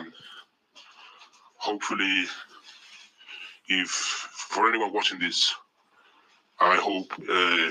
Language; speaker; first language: English; non-native, fluent; Spanish